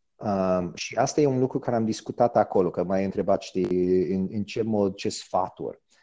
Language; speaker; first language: Romanian; early bilingual, heritage; Romanian